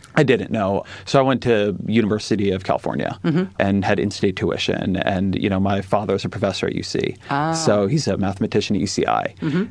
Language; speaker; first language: English; native; English